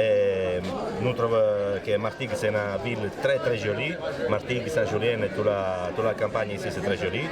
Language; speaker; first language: French; non-native, learner; Italian